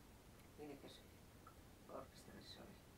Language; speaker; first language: Finnish; native; Finnish